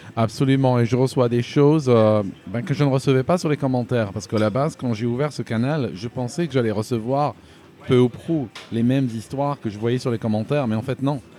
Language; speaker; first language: French; non-native, local second language; Arabic